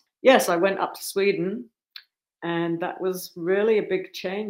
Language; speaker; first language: English; native; English